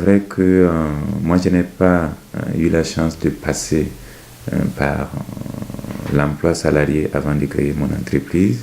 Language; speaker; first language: French; non-native, local second language; Mossi